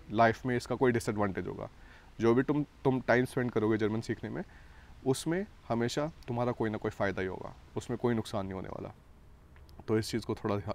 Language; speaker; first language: Hindi; native; Hindi